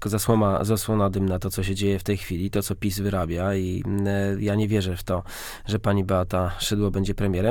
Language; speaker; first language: Polish; native; Polish